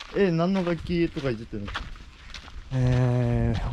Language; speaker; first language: Japanese; native; Japanese